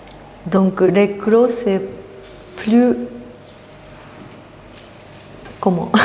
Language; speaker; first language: French; non-native, fluent; Japanese